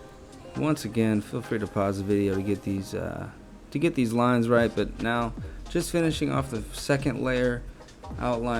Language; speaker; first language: English; native; English